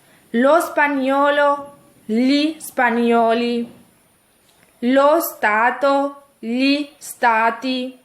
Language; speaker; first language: Italian; non-native, fluent; Urdu